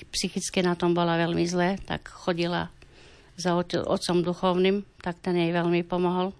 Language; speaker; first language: Slovak; native; Slovak